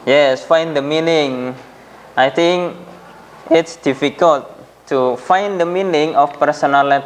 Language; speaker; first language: English; non-native, fluent; Indonesian